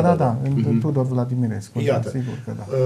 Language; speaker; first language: Romanian; non-native, local second language; German